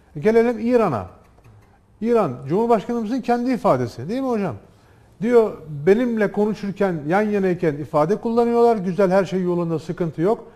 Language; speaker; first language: Turkish; native; Turkish